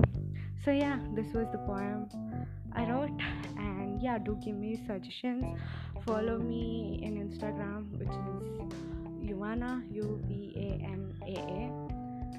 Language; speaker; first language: English; non-native, local second language; Tamil